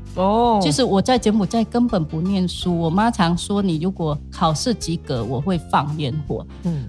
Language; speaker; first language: Chinese; non-native, fluent; Khmer